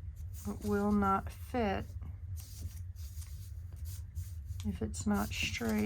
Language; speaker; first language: English; native; English